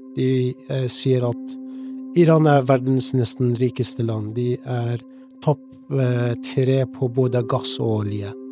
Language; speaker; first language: Norwegian; early bilingual, other home language; Persian